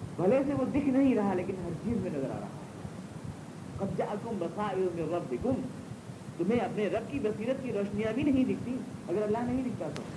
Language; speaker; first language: Urdu; native; Urdu